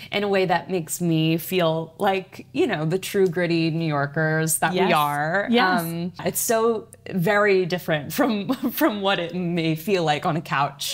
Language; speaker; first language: English; native; English